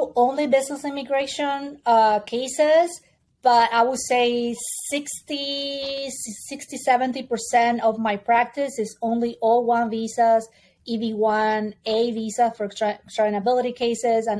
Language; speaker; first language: English; non-native, fluent; Spanish